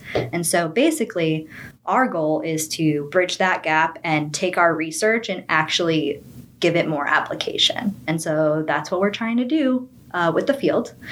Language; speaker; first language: English; native; English